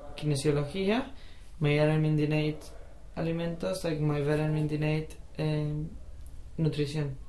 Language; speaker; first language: Welsh; non-native, learner; Spanish